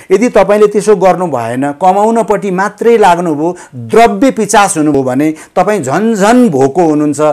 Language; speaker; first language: Nepali; native; Nepali